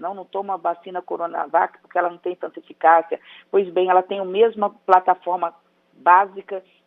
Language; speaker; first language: Portuguese; native; Portuguese